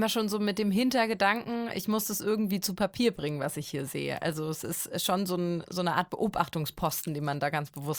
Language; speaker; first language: German; native; German